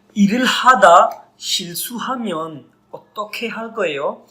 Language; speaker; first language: Korean; non-native, fluent; Urdu